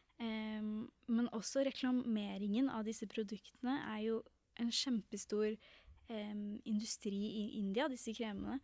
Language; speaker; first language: Norwegian; early bilingual, other home language; Tamil